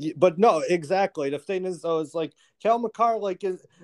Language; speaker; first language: English; native; English